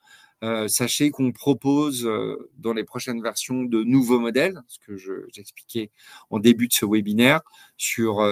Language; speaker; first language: French; native; French